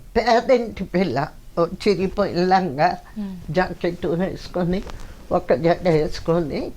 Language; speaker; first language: Telugu; non-native, local second language; Kannada